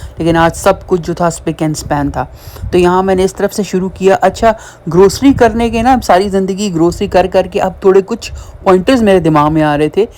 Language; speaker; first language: Urdu; native; Urdu